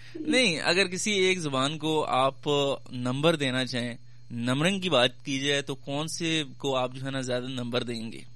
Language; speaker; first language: Urdu; non-native, local second language; Pashto